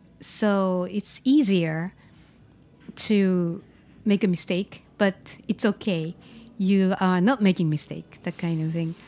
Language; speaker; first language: English; non-native, fluent; Japanese